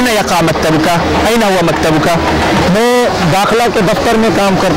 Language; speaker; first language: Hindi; non-native, fluent; Arabic